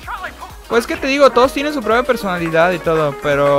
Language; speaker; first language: Spanish; native; Spanish